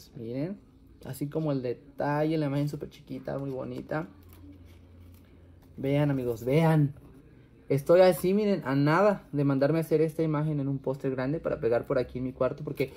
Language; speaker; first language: Spanish; native; Spanish